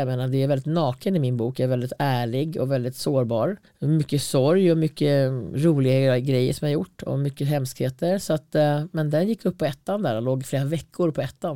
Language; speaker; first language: Swedish; native; Swedish